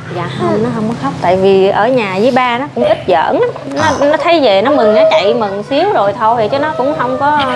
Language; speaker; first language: Vietnamese; non-native, local second language; Khmer